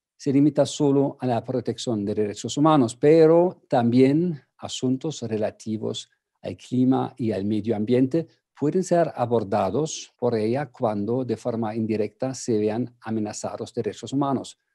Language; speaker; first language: Spanish; non-native, fluent; German